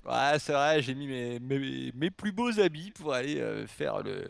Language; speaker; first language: French; native; French